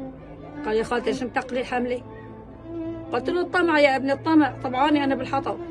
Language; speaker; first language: Arabic; native; Arabic